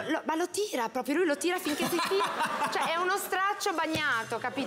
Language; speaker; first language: Italian; native; Italian